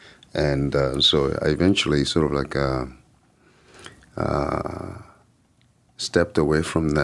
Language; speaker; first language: English; non-native, fluent; French